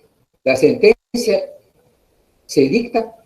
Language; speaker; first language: Spanish; native; Spanish